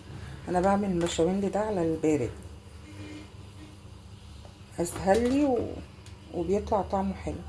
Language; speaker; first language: Arabic; native; Arabic